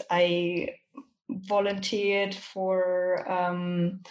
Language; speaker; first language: English; non-native, fluent; German